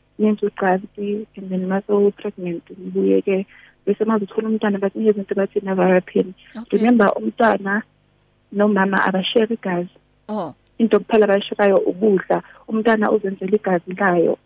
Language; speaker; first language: Zulu; non-native, local second language; Tswana